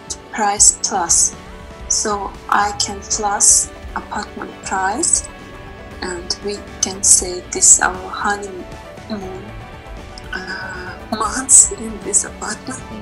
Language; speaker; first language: English; non-native, learner; Russian